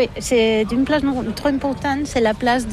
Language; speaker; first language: French; non-native, learner; Catalan